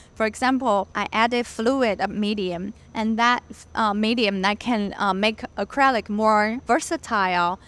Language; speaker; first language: English; non-native, fluent; Chinese